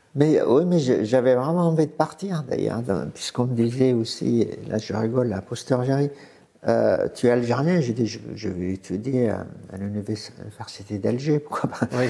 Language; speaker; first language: French; non-native, fluent; Arabic